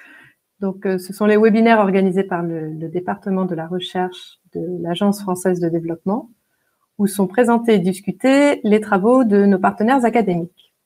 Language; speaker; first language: French; native; French